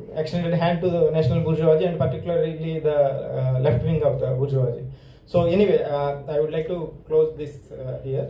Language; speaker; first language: English; non-native, local second language; Telugu